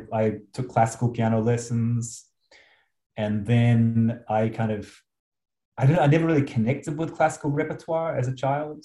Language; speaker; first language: English; native; English